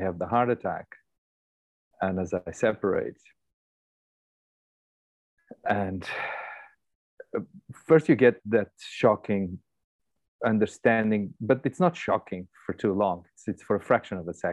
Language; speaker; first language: English; non-native, fluent; Portuguese